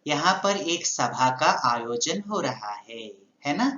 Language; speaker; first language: Hindi; non-native, local second language; Telugu